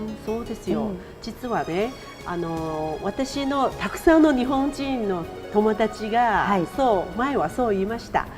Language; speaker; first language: Japanese; non-native, fluent; Chinese